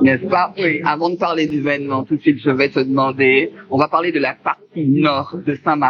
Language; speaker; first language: French; native; French